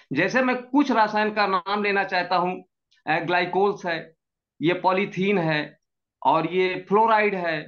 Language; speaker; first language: Hindi; native; Hindi